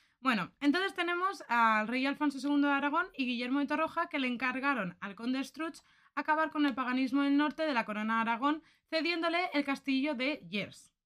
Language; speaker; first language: Spanish; native; Spanish